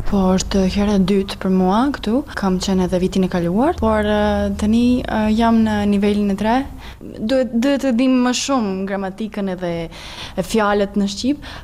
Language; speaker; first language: Albanian; non-native, learner; Serbian